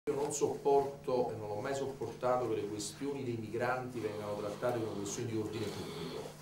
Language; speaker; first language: Italian; native; Italian